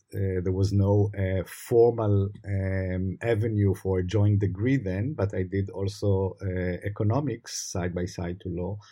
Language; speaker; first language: English; non-native, fluent; Hebrew